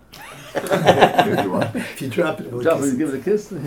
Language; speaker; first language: English; native; English